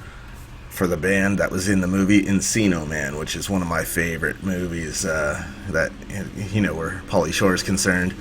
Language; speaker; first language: English; native; English